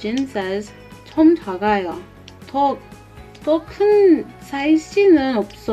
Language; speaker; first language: Korean; non-native, learner; English